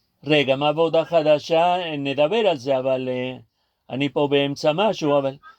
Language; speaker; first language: Hebrew; non-native, fluent; Spanish